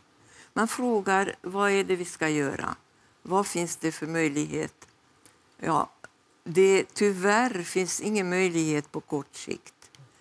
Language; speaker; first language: Swedish; non-native, fluent; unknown